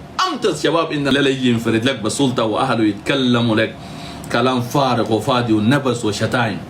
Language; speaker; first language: Arabic; native; Arabic